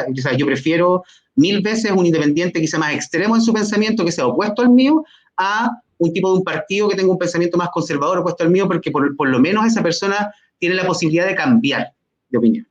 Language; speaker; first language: Spanish; native; Spanish